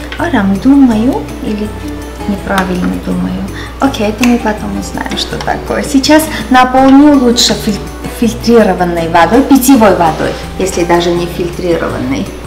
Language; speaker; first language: Russian; non-native, local second language; Armenian